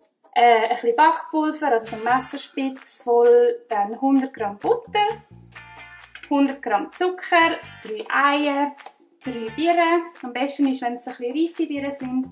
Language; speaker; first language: German; native; German